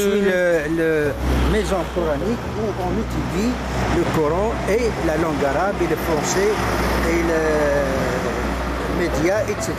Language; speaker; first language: French; non-native, local second language; Arabic